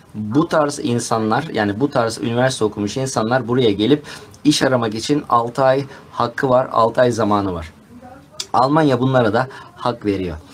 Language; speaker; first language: Turkish; native; Turkish